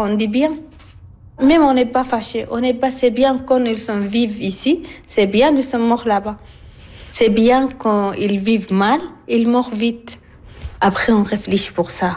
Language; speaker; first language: French; non-native, learner; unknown